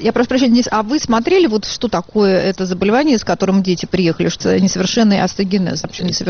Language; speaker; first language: Russian; native; Russian